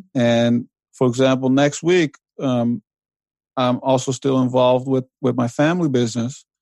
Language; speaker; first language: English; non-native, fluent; Dutch